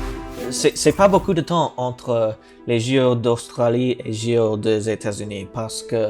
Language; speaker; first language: French; non-native, learner; English